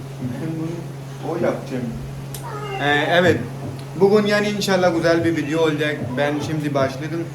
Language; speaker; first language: Turkish; non-native, learner; Urdu